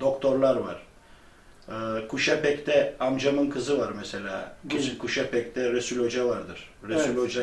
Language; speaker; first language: Turkish; early bilingual, other home language; Albanian